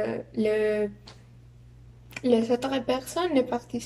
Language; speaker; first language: French; non-native, learner; Spanish